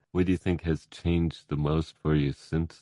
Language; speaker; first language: English; native; English